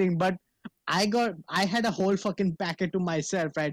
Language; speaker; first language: English; non-native, local second language; Bangla